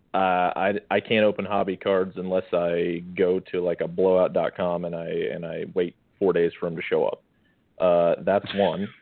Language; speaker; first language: English; native; English